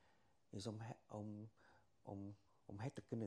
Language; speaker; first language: Dutch; non-native, fluent; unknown